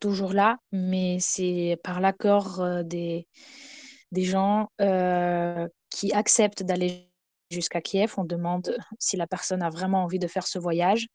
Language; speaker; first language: French; non-native, fluent; Ukrainian